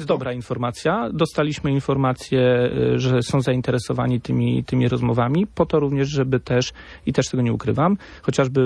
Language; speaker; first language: Polish; native; Polish